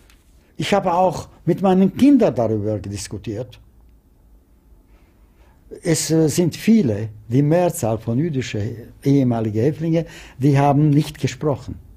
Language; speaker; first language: German; non-native, fluent; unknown